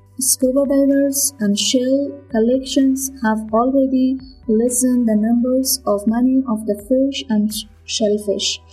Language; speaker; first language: English; non-native, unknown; Persian